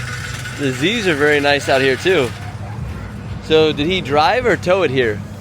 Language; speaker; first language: English; native; English